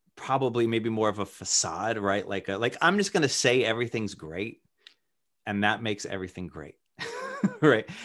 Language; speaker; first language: English; native; English